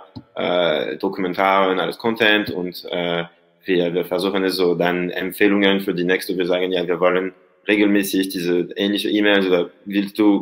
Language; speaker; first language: German; non-native, learner; French